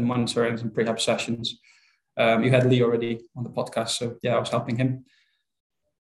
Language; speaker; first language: English; non-native, fluent; Polish